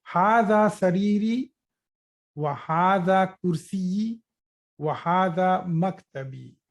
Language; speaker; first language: Arabic; non-native, fluent; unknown